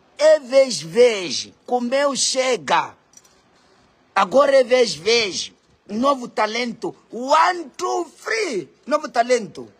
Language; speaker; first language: Portuguese; non-native, local second language; Makhuwa